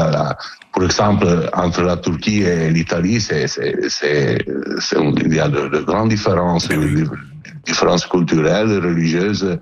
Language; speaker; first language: French; non-native, learner; Italian